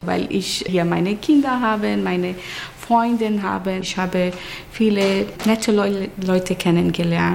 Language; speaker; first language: German; non-native, fluent; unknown